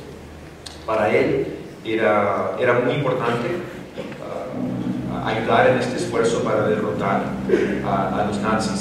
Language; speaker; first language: Spanish; non-native, fluent; English